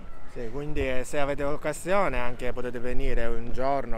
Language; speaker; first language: Italian; non-native, learner; Japanese